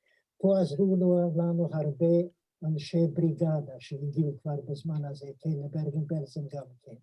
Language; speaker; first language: Hebrew; non-native, fluent; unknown